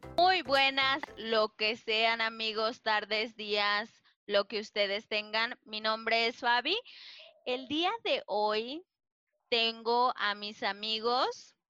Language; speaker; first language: Spanish; native; Spanish